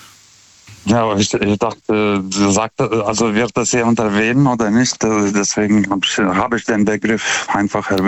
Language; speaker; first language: German; non-native, fluent; Lithuanian